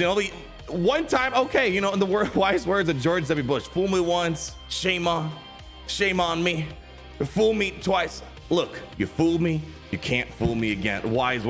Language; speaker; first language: English; native; English